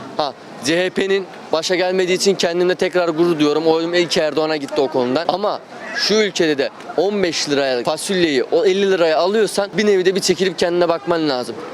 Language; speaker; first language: Turkish; native; Turkish